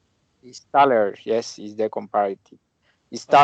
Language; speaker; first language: English; non-native, learner; Spanish